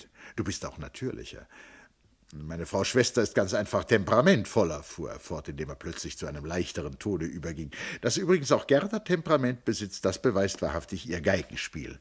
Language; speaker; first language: German; native; German